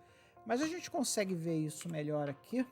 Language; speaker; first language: Portuguese; native; Portuguese